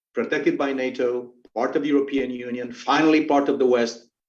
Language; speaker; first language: English; non-native, fluent; Romanian